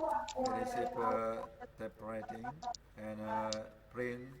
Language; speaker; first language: English; non-native, learner; Sasak